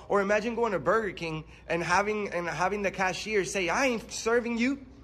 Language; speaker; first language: English; early bilingual, other home language; Spanish